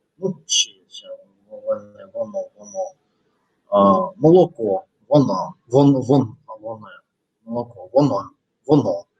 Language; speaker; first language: Ukrainian; non-native, local second language; Russian